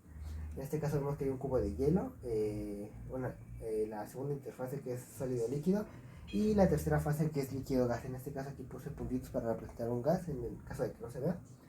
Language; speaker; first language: Spanish; native; Spanish